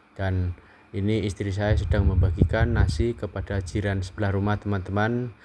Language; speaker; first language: Indonesian; non-native, local second language; Javanese